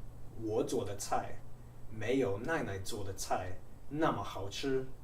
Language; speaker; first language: Chinese; non-native, fluent; English